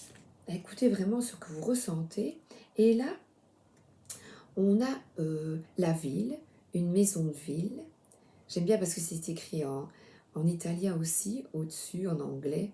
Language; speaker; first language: French; native; French